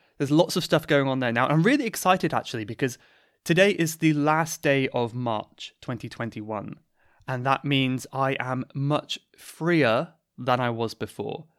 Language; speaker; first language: English; native; English